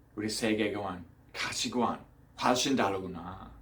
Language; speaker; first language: Korean; non-native, fluent; English